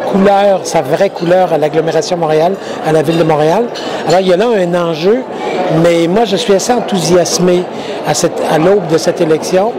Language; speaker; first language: French; native; French